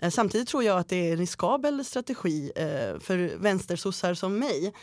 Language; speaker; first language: Swedish; early bilingual, other home language; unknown